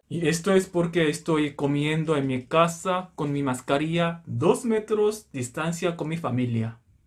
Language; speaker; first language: Spanish; non-native, learner; Korean